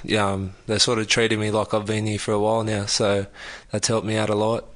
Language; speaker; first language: English; native; English